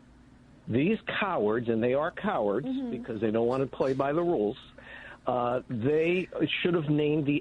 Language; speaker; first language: English; native; English